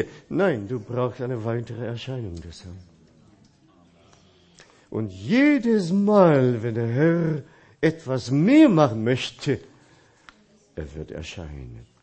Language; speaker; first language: German; non-native, fluent; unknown